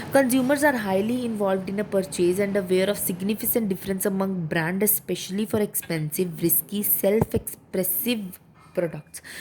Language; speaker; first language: English; non-native, local second language; Punjabi